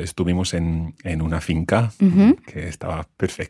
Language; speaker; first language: Spanish; non-native, fluent; English